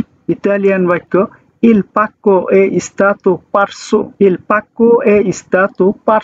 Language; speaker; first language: Italian; non-native, learner; Bangla